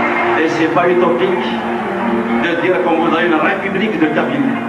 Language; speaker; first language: French; non-native, local second language; Kabyle